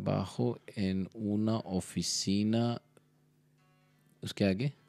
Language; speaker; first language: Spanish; non-native, learner; Hindi